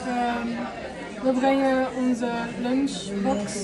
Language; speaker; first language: Dutch; non-native, learner; French